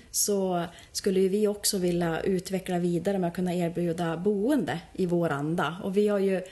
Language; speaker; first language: Swedish; native; Swedish